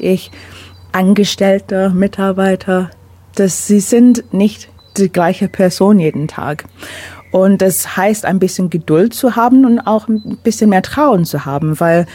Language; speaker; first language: German; non-native, fluent; English